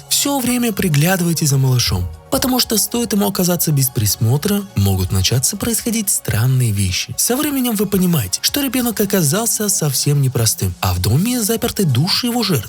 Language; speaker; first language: Russian; native; Russian